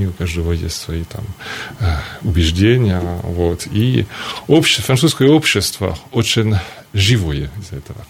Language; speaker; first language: Russian; non-native, fluent; French